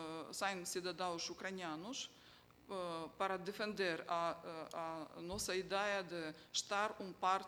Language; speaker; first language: Portuguese; non-native, fluent; Ukrainian